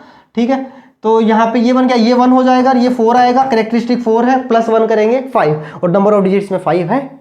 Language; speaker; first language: Hindi; native; Hindi